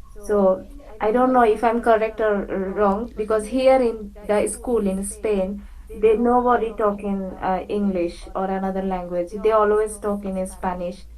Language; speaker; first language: English; non-native, fluent; Bangla